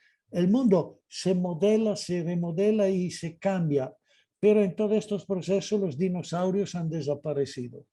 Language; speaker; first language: Spanish; non-native, fluent; Italian